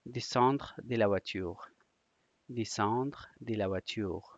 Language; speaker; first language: French; non-native, learner; Persian